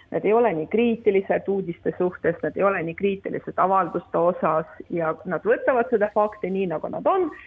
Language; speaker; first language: Estonian; non-native, local second language; Russian